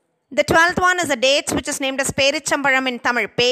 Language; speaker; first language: English; non-native, local second language; Tamil